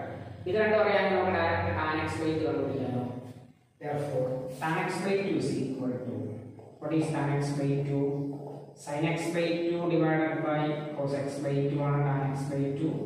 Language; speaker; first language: English; non-native, local second language; Malayalam